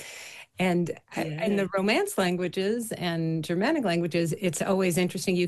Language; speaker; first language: English; native; English